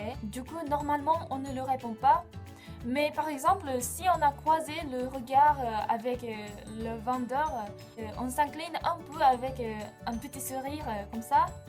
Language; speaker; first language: French; non-native, fluent; Japanese